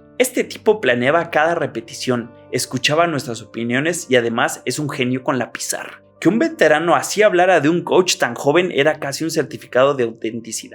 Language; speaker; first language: Spanish; native; Spanish